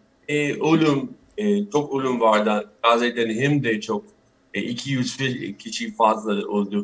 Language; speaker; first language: Turkish; non-native, fluent; English